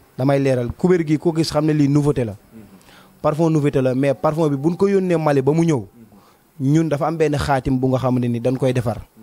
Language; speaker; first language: Wolof; native; Wolof